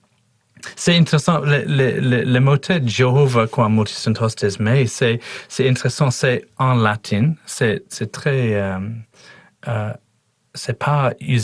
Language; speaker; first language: French; non-native, learner; English